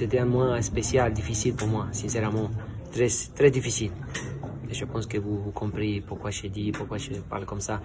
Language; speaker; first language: French; non-native, fluent; Spanish